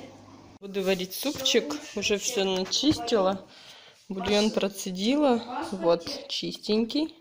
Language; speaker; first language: Russian; native; Russian